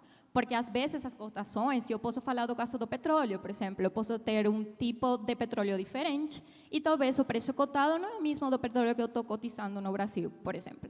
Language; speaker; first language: Portuguese; non-native, fluent; Spanish